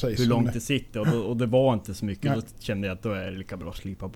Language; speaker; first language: Swedish; native; Swedish